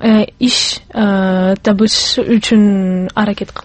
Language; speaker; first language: Kyrgyz; non-native, local second language; Russian